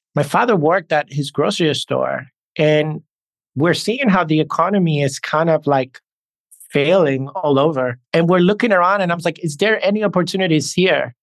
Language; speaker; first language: English; early bilingual, other home language; Spanish